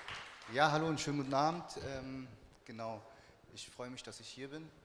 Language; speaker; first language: German; early bilingual, other home language; Arabic